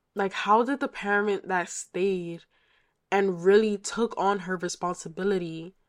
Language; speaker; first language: English; native; English